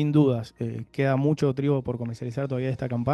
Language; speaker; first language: Spanish; native; Spanish